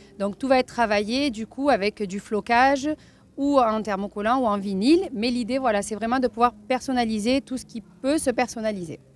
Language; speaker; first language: French; native; French